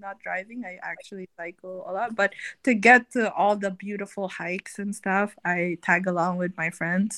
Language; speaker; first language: English; non-native, local second language; Filipino